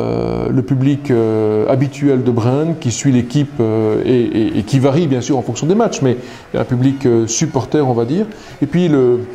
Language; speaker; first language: French; native; French